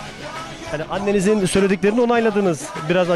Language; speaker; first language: Turkish; native; Turkish